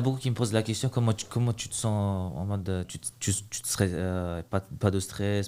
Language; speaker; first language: French; early bilingual, other home language; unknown